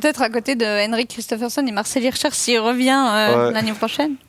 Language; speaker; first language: French; native; French